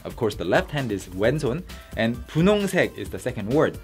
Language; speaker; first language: English; non-native, fluent; Korean